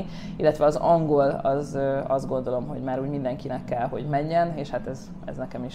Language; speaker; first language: Hungarian; native; Hungarian